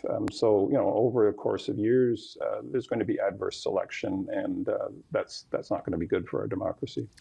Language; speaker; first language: English; native; English